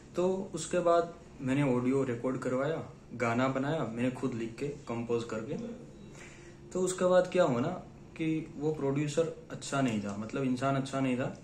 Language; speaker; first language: Hindi; non-native, local second language; Gujarati